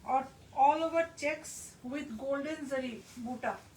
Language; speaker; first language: Hindi; non-native, local second language; Bangla